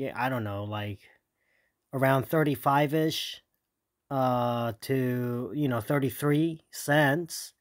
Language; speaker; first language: English; early bilingual, other home language; Korean